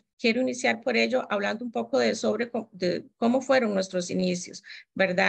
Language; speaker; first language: Spanish; native; Spanish